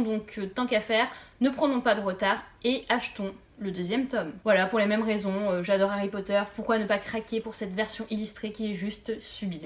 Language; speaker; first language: French; native; French